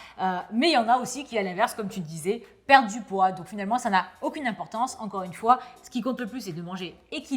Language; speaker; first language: French; native; French